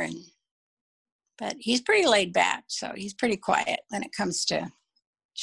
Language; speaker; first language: English; native; English